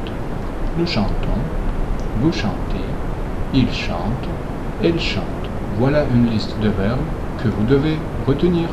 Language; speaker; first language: French; non-native, fluent; Russian